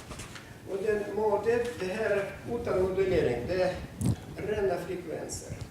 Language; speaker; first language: Swedish; non-native, fluent; Russian